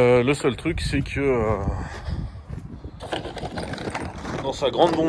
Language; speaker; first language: French; native; French